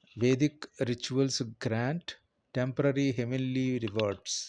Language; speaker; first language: English; non-native, local second language; Telugu